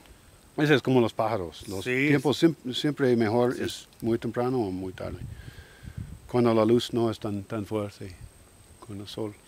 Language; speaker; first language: Spanish; non-native, learner; English